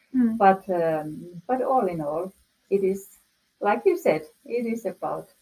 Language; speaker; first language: English; non-native, fluent; Finnish